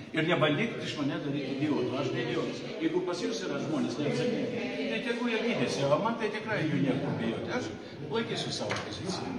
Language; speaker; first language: Lithuanian; early bilingual, other home language; Russian